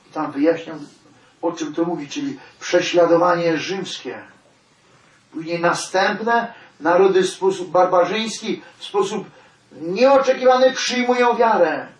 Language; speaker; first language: Polish; native; Polish